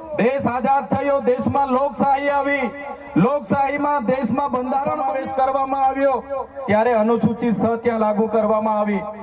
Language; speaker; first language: Gujarati; non-native, local second language; Vasavi